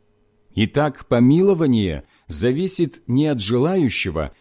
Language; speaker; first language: Russian; native; Russian